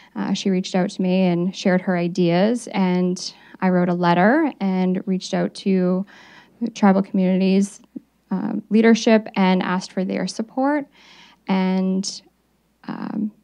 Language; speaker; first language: English; native; English